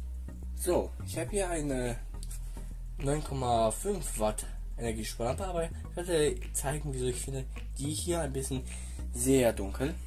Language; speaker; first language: German; non-native, fluent; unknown